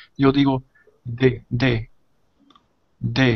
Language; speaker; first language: Spanish; non-native, learner; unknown